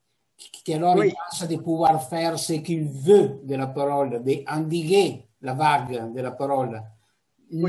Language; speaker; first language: French; non-native, fluent; Italian